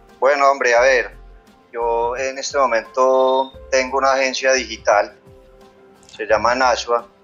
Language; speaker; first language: Spanish; native; Spanish